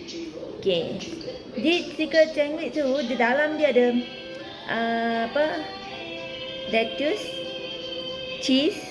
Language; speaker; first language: Malay; native; Malay